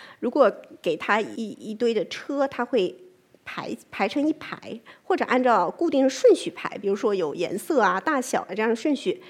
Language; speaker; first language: Chinese; native; Chinese